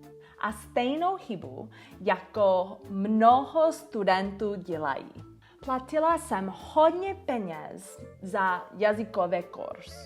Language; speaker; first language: Czech; non-native, learner; English